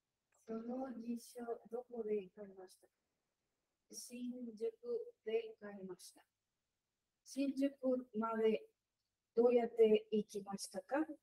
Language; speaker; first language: Japanese; non-native, learner; Spanish